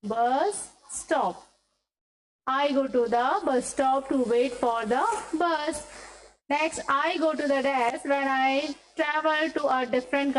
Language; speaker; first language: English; non-native, local second language; Hindi